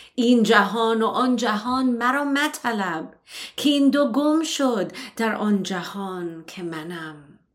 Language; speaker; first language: Persian; early bilingual, heritage; Persian